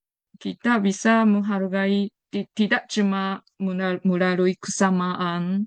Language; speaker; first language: Indonesian; non-native, fluent; Japanese